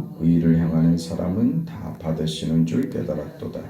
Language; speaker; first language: Korean; native; Korean